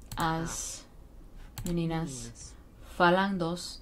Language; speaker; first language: Portuguese; non-native, learner; English